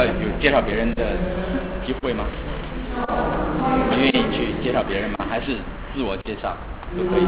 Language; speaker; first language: Chinese; native; Chinese